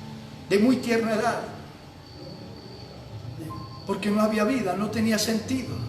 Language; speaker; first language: Spanish; native; Spanish